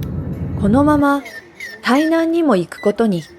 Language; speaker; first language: Japanese; native; Japanese